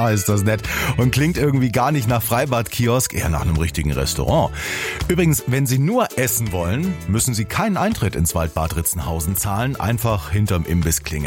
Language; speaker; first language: German; native; German